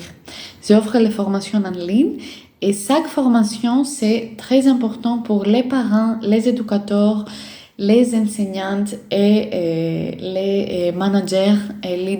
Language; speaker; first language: French; non-native, fluent; Greek